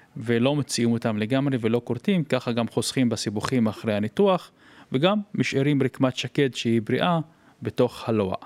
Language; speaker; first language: Hebrew; non-native, local second language; Arabic